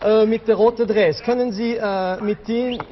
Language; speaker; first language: German; non-native, local second language; French